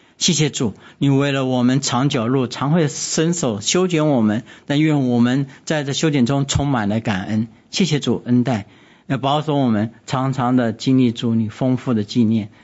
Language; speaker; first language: Chinese; native; Chinese